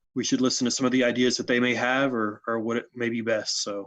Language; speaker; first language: English; native; English